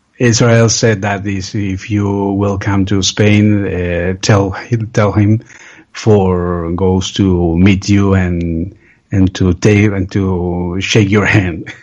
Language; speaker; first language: English; non-native, learner; Spanish